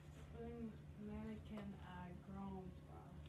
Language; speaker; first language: French; non-native, learner; English